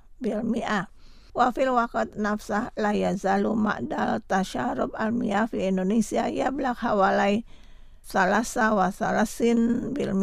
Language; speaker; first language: Arabic; non-native, fluent; Indonesian